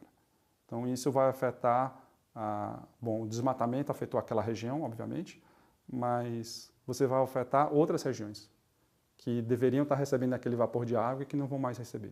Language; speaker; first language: Portuguese; native; Portuguese